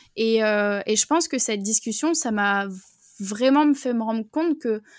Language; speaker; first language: French; native; French